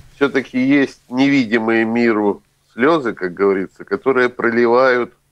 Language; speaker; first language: Russian; native; Russian